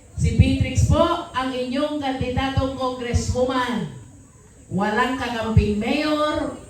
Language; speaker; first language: Filipino; native; Filipino